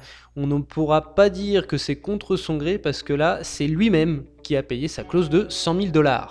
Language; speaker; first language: French; native; French